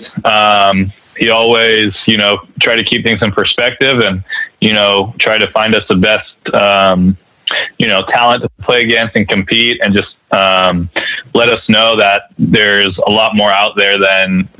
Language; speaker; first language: English; native; English